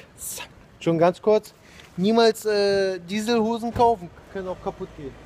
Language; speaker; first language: German; non-native, fluent; Russian